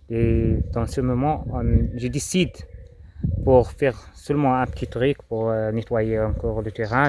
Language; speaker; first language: French; non-native, local second language; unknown